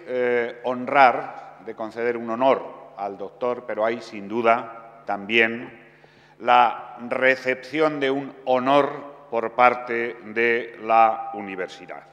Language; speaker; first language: Spanish; native; Spanish